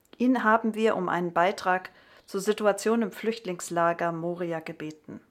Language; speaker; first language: German; native; German